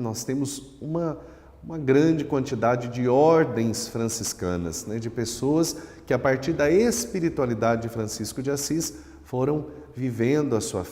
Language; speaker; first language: Portuguese; native; Portuguese